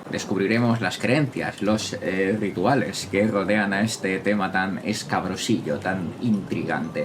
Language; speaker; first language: Spanish; native; Spanish